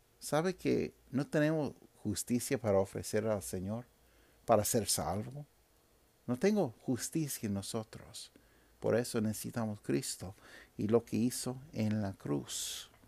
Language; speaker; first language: Spanish; non-native, fluent; English